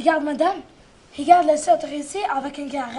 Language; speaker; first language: French; non-native, learner; Arabic